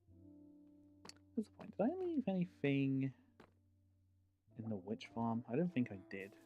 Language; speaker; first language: English; native; English